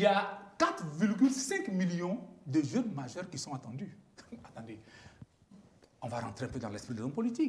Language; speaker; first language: French; native; French